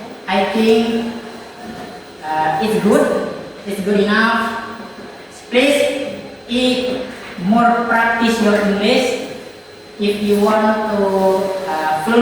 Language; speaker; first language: English; non-native, fluent; Indonesian